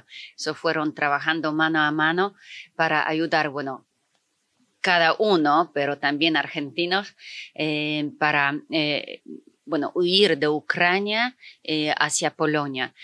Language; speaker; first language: Spanish; non-native, fluent; Polish